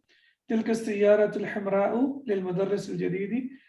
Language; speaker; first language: Arabic; non-native, fluent; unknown